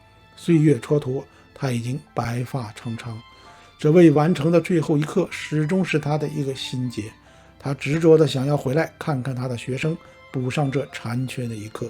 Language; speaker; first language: Chinese; native; Chinese